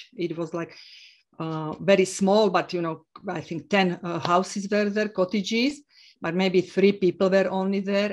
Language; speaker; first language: English; non-native, fluent; Slovak